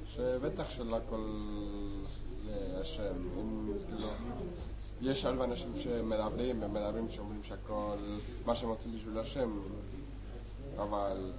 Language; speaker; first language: Hebrew; non-native, learner; Spanish